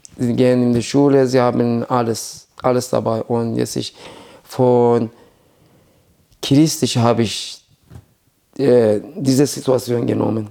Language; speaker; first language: German; non-native, learner; Persian